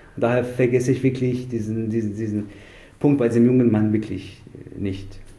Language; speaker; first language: German; non-native, fluent; Persian